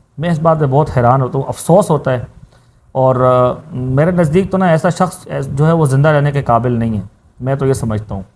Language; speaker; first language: Urdu; native; Urdu